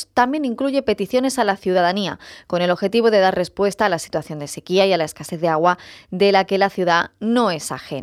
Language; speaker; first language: Spanish; native; Spanish